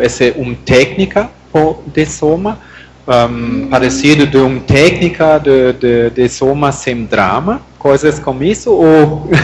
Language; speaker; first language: Portuguese; non-native, learner; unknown